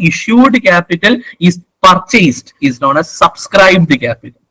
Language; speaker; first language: English; non-native, local second language; Malayalam